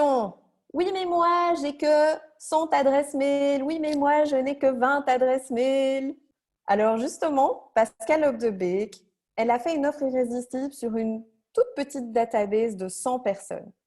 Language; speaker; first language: French; native; French